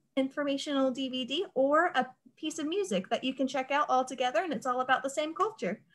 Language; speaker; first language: English; native; English